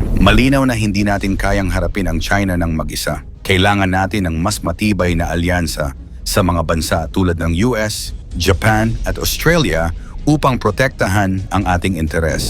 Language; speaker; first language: Filipino; native; Filipino